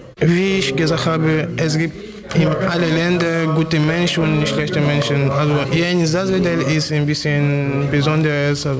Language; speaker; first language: German; non-native, fluent; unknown